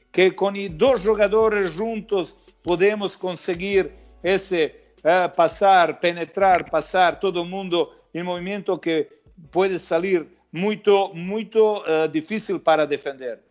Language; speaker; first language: Portuguese; non-native, learner; Croatian